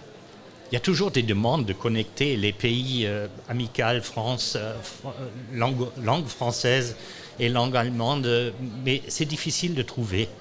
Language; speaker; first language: French; non-native, learner; German